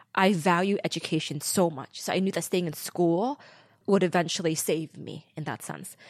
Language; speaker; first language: English; early bilingual, other home language; Vietnamese